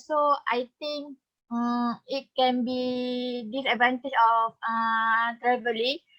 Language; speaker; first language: English; non-native, local second language; Malay